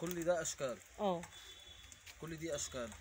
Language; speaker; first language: Arabic; native; Arabic